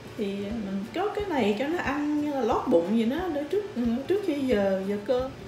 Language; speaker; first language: Vietnamese; early bilingual, heritage; Vietnamese